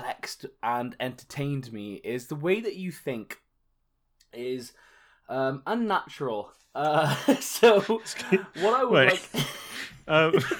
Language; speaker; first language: English; native; English